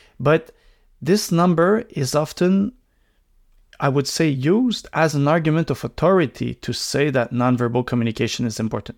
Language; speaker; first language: English; non-native, local second language; French